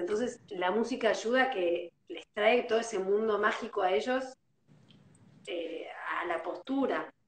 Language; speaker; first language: Spanish; native; Spanish